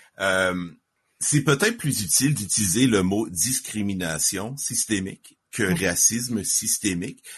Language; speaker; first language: French; native; French